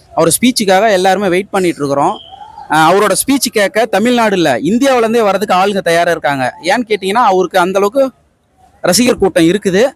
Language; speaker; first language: Tamil; native; Tamil